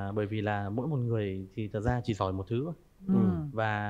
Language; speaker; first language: Vietnamese; native; Vietnamese